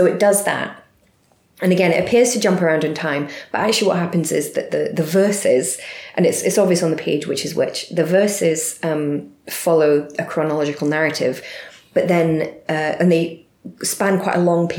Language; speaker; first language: English; native; English